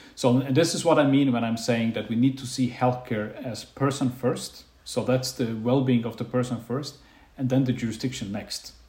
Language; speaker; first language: English; non-native, fluent; Faroese